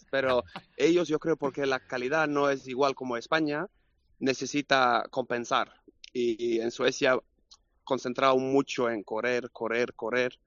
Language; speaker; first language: Spanish; non-native, learner; Swedish